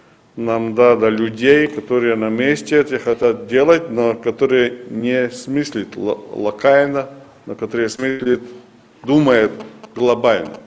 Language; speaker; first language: Russian; native; Russian